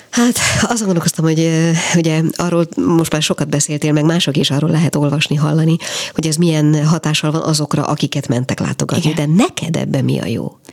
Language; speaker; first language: Hungarian; native; Hungarian